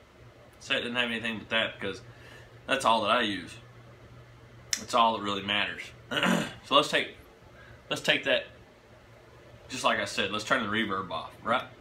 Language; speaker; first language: English; native; English